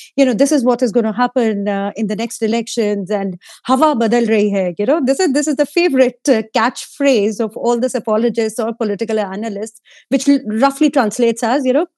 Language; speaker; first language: English; non-native, local second language; Hindi